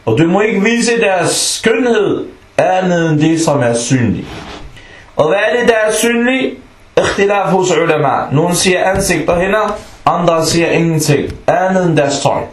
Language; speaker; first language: Danish; non-native, local second language; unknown